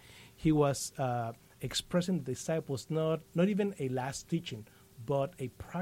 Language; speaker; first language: English; non-native, fluent; Spanish